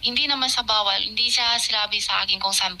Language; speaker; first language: Filipino; non-native, learner; Chinese